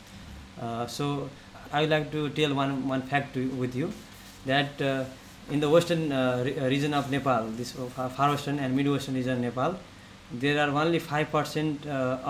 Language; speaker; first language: English; non-native, local second language; Nepali